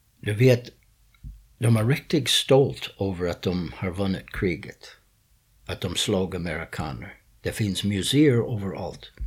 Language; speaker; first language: Swedish; non-native, fluent; English